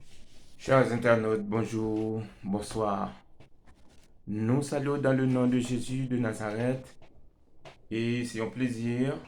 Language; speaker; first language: French; non-native, local second language; Haitian Creole